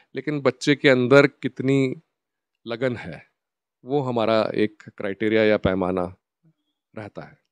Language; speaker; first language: Hindi; native; Hindi